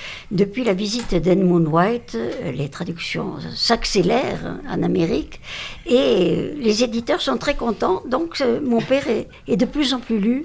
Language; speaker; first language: French; native; French